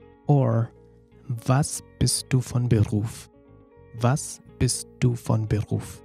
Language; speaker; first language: German; non-native, fluent; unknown